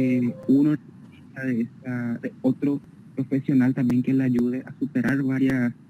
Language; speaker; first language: Spanish; native; Spanish